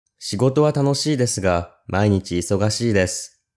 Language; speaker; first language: Japanese; native; Japanese